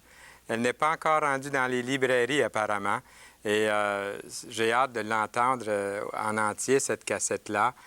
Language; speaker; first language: French; native; French